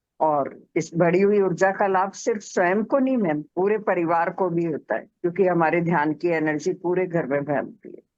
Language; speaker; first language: Hindi; native; Hindi